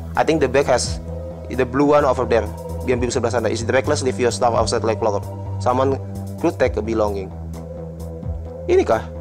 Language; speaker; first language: English; non-native, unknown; Indonesian